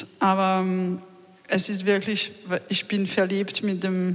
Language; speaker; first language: German; non-native, learner; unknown